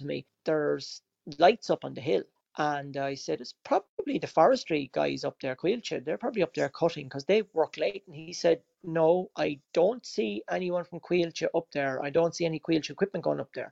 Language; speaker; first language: English; native; English